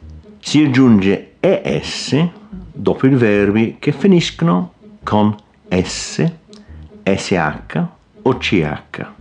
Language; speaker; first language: Italian; non-native, fluent; English